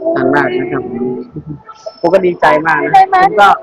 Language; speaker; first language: Thai; non-native, fluent; Khmer